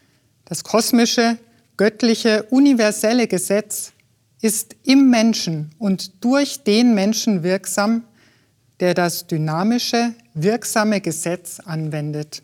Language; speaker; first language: German; native; German